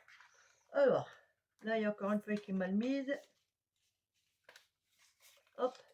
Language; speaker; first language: French; native; French